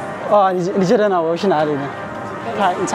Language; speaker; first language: Chinese; non-native, learner; Amharic